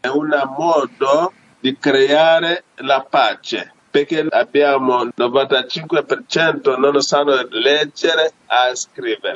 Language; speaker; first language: Italian; non-native, fluent; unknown